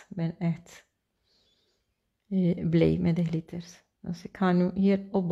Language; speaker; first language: Dutch; non-native, fluent; Spanish